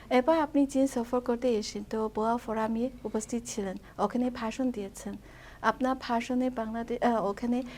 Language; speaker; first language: Bangla; non-native, fluent; Chinese